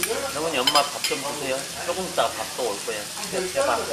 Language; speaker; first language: Korean; non-native, learner; Filipino